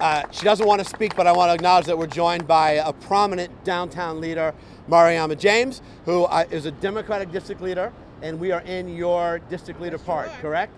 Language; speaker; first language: English; native; English